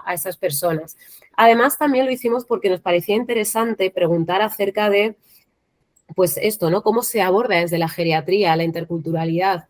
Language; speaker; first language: Spanish; native; Spanish